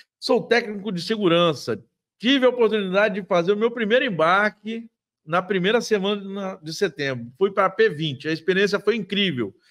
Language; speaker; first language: Portuguese; native; Portuguese